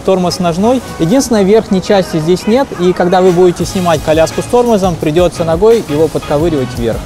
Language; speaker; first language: Russian; native; Russian